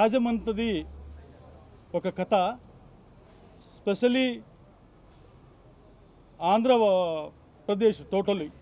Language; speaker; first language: Telugu; non-native, local second language; Kannada